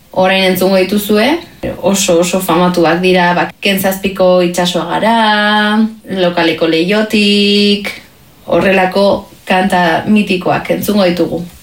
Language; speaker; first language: Basque; non-native, local second language; Spanish